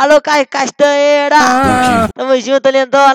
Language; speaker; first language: Portuguese; native; Portuguese